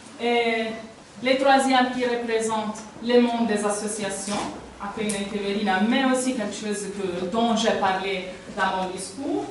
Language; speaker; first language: French; non-native, fluent; Italian